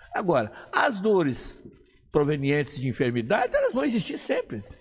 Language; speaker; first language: Portuguese; native; Portuguese